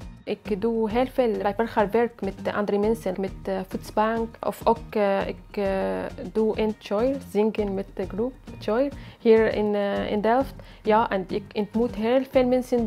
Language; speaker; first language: Dutch; non-native, learner; Arabic